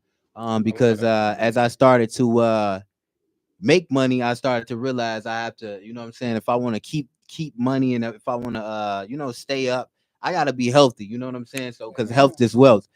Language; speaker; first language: English; native; English